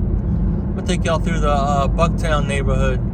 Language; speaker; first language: English; native; English